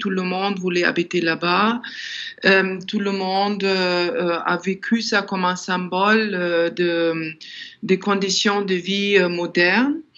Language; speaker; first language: French; non-native, fluent; German